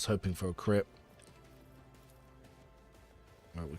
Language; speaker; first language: English; native; English